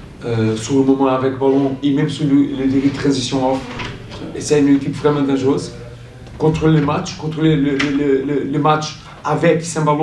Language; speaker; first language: French; non-native, fluent; Portuguese